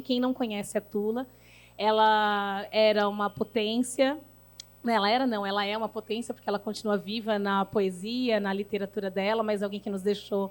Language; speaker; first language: Portuguese; native; Portuguese